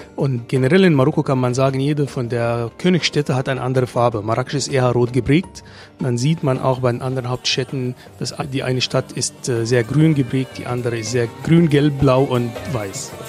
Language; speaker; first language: German; non-native, fluent; Arabic